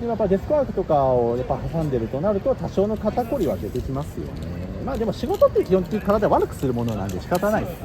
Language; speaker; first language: Japanese; native; Japanese